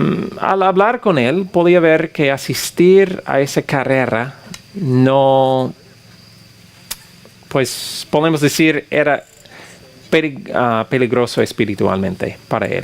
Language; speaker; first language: Spanish; non-native, fluent; English